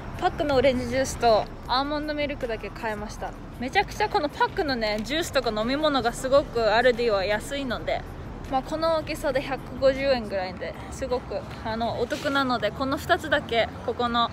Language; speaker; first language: Japanese; native; Japanese